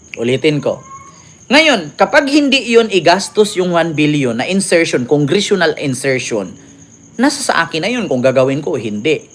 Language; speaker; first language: Filipino; native; Filipino